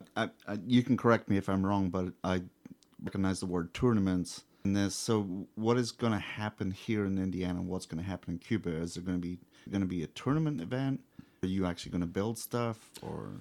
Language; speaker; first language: English; native; English